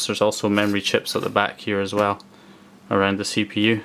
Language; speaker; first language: English; native; English